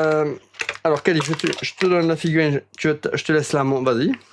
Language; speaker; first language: French; native; French